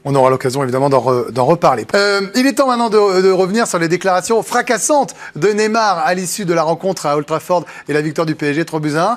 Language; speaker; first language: French; native; French